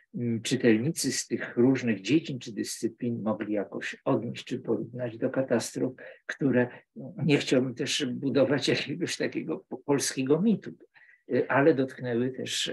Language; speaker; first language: Polish; native; Polish